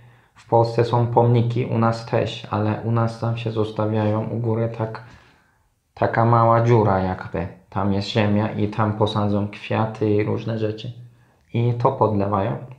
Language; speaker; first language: Polish; non-native, learner; Turkish